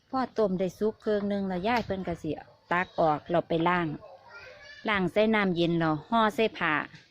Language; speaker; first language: Thai; native; Thai